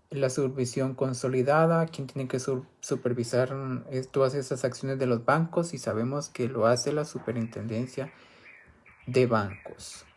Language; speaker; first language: Spanish; native; Spanish